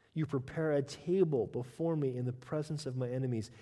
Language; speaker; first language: English; native; English